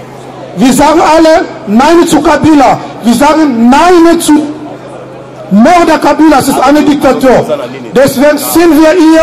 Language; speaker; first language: German; non-native, fluent; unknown